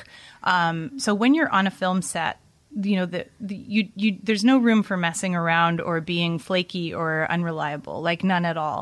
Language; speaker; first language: English; native; English